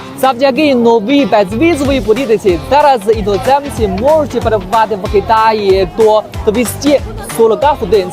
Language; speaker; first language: Ukrainian; non-native, fluent; Chinese